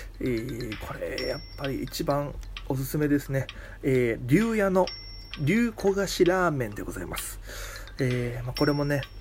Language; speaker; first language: Japanese; native; Japanese